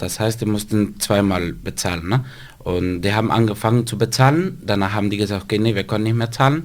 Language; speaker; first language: German; non-native, fluent; Spanish